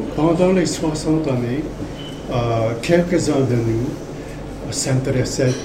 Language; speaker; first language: French; non-native, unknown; English